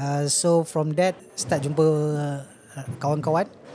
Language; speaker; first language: English; non-native, local second language; Malay